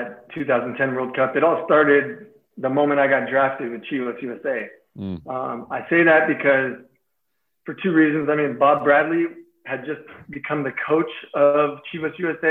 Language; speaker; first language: English; native; English